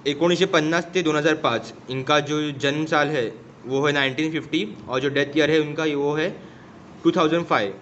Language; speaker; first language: Hindi; non-native, local second language; Marathi